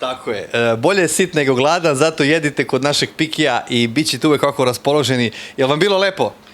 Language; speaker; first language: Bosnian; native; Bosnian